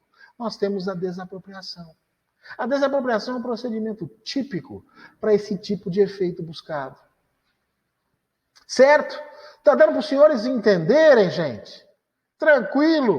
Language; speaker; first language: Portuguese; native; Portuguese